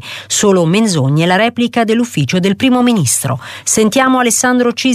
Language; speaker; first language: Italian; native; Italian